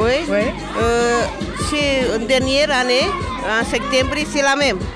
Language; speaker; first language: French; non-native, learner; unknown